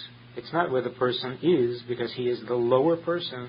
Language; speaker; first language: English; native; English